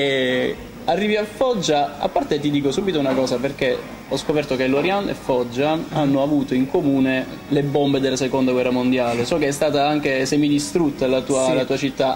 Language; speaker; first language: Italian; native; Italian